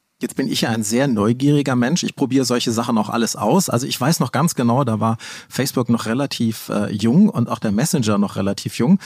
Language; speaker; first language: German; native; German